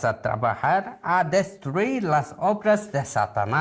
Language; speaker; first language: Spanish; non-native, learner; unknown